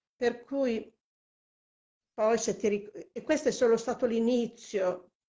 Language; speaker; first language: Italian; native; Italian